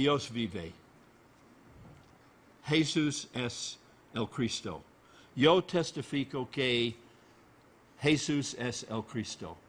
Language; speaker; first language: Spanish; non-native, learner; English